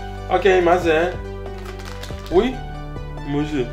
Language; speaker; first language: Hebrew; native; Hebrew